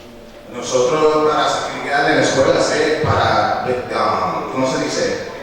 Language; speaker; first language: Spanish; early bilingual, heritage; Spanish